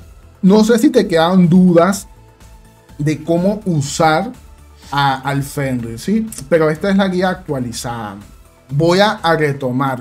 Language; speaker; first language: Spanish; native; Spanish